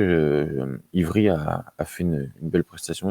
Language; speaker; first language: French; native; French